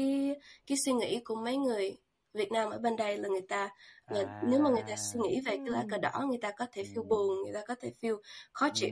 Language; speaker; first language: Vietnamese; early bilingual, heritage; Vietnamese